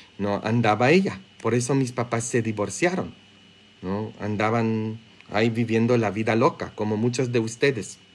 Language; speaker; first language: Spanish; non-native, fluent; English